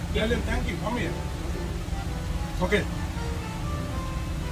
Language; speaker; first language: English; non-native, learner; Sinhala